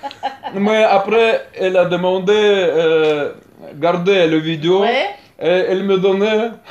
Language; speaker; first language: French; non-native, learner; Russian